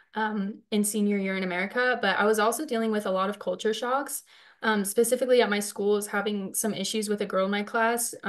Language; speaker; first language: English; native; English